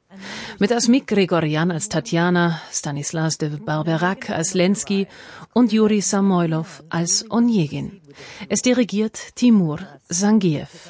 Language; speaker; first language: German; native; German